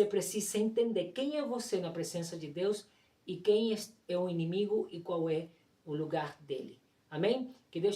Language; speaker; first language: Portuguese; non-native, fluent; Spanish